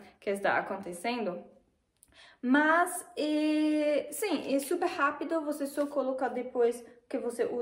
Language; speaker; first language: Portuguese; non-native, fluent; German